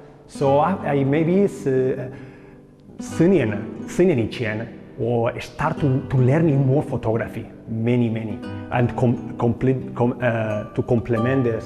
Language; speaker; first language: English; non-native, learner; Spanish